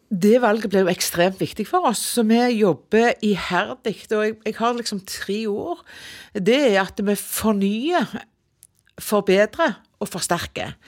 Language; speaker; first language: Norwegian; native; Norwegian